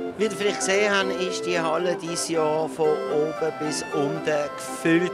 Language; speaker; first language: German; native; German